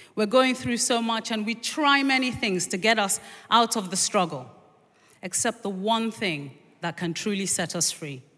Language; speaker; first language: English; native; English